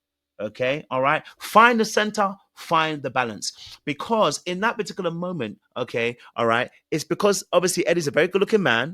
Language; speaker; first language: English; native; English